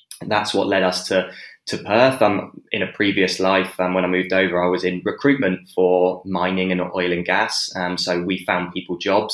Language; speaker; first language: English; native; English